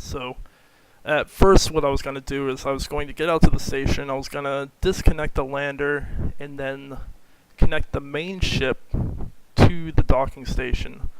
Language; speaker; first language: English; native; English